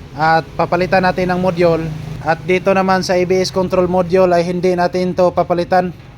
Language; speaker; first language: Filipino; non-native, local second language; Cebuano